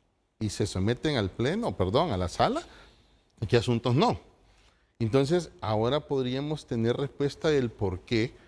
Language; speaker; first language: Spanish; native; Spanish